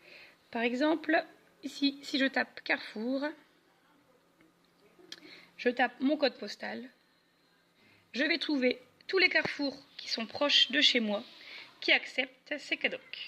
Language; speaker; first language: French; native; French